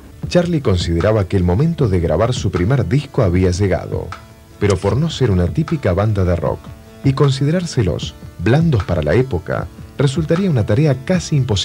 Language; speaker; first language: Spanish; native; Spanish